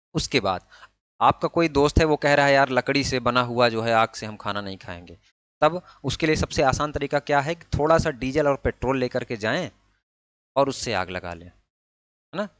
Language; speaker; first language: Hindi; native; Hindi